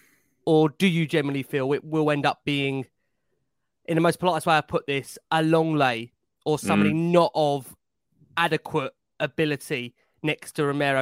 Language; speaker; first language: English; native; English